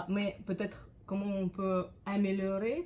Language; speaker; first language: French; non-native, fluent; Russian